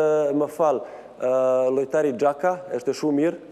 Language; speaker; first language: Albanian; non-native, learner; Serbian